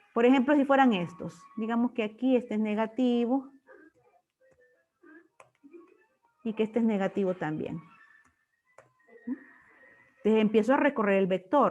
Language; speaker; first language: Spanish; native; Spanish